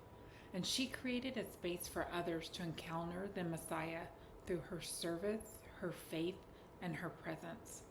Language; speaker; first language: English; native; English